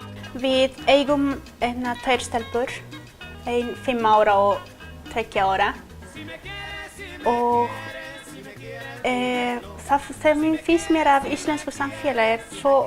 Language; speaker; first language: Icelandic; non-native, fluent; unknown